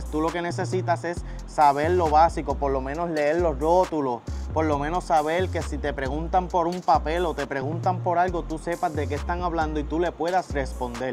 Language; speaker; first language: Spanish; native; Spanish